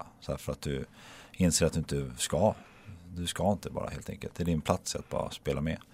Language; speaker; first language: Swedish; native; Swedish